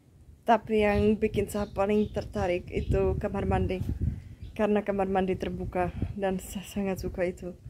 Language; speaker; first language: Indonesian; non-native, fluent; Czech